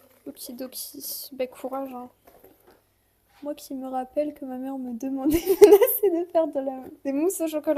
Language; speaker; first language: French; native; French